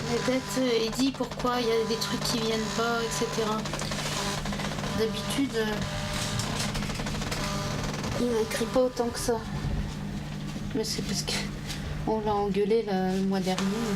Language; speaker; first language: French; native; French